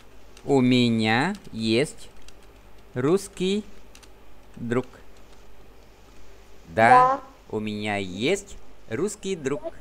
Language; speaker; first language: Russian; non-native, fluent; Vietnamese